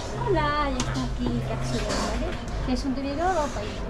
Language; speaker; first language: Spanish; non-native, learner; Filipino